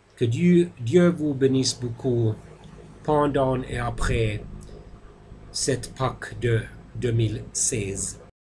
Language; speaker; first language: French; non-native, fluent; Finnish